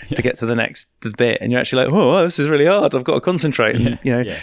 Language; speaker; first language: English; native; English